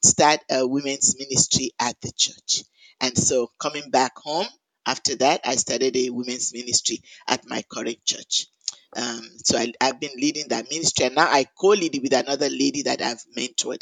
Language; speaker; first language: English; non-native, local second language; Yoruba